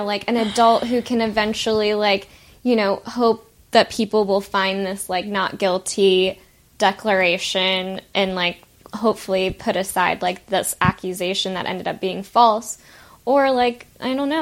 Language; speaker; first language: English; native; English